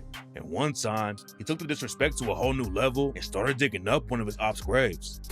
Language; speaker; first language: English; native; English